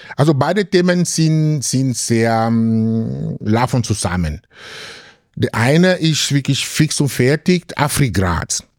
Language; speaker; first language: German; non-native, fluent; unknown